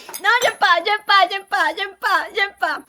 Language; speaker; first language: French; non-native, learner; Spanish